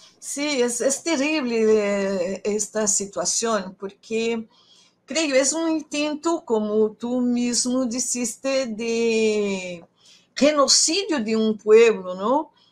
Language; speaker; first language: Spanish; non-native, fluent; Portuguese